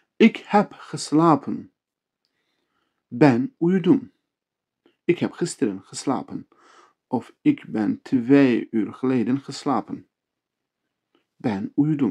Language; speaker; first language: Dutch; non-native, fluent; Turkish